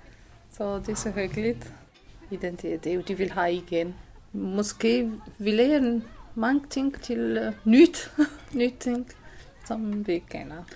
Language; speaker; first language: Danish; non-native, local second language; Arabic